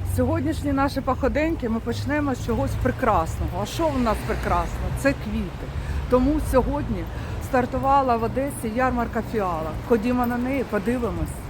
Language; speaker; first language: Ukrainian; non-native, local second language; Russian